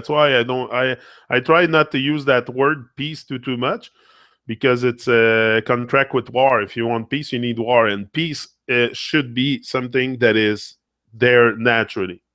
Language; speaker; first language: English; non-native, fluent; French